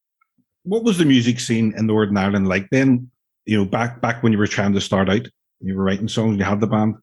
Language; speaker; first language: English; native; English